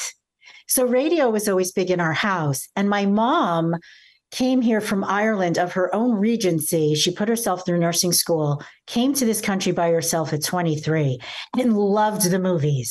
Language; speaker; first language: English; native; English